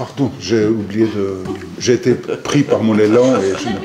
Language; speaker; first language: French; non-native, fluent; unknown